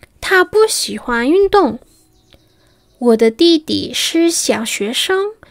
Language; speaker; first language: Chinese; non-native, fluent; Spanish